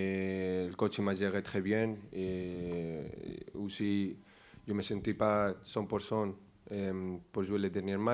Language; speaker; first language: French; non-native, fluent; Spanish